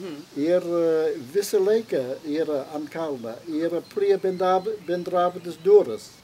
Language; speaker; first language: Lithuanian; non-native, learner; English